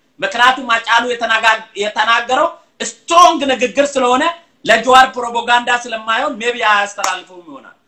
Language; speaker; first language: Amharic; non-native, local second language; Oromo